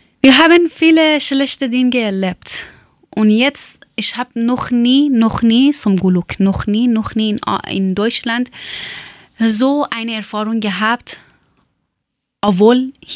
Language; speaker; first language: German; non-native, learner; Persian